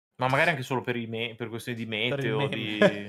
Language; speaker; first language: Italian; native; Italian